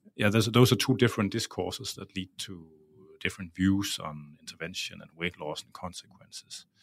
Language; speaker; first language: English; non-native, fluent; Danish